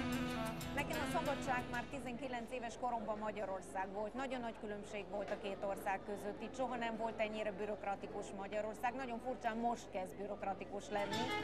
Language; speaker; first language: Hungarian; non-native, fluent; Bulgarian